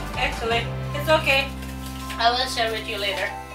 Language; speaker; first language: English; non-native, learner; Indonesian